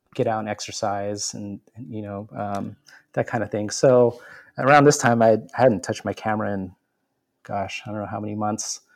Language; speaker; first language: English; native; English